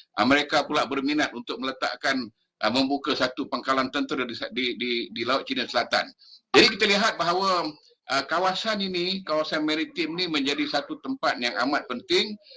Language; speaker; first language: Malay; native; Malay